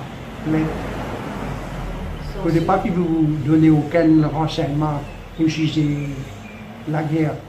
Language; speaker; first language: French; non-native, local second language; Morisyen